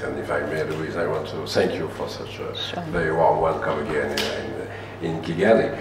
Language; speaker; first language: English; non-native, fluent; French